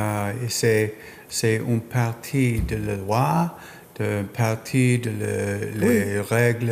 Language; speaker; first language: French; non-native, learner; English